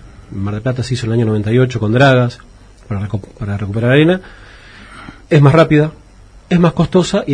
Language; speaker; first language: Spanish; native; Spanish